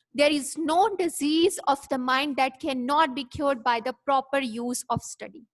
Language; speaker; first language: English; non-native, local second language; Urdu